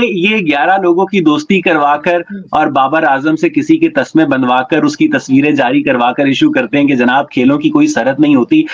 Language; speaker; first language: Urdu; native; Urdu